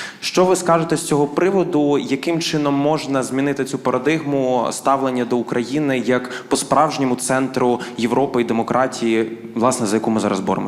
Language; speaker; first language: Ukrainian; native; Ukrainian